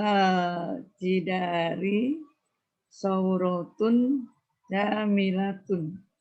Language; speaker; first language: Arabic; non-native, learner; Indonesian